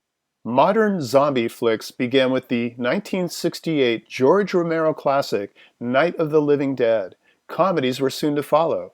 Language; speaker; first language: English; native; English